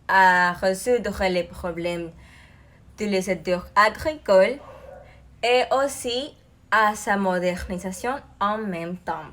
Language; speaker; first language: French; non-native, learner; Spanish